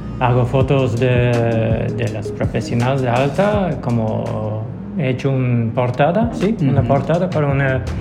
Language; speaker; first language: Spanish; non-native, learner; English